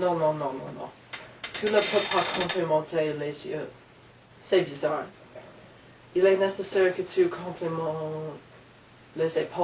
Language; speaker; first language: French; non-native, learner; English